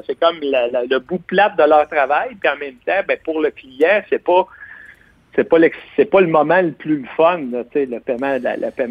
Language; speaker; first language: French; native; French